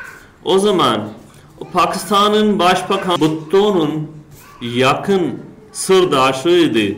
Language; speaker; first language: Turkish; non-native, learner; Urdu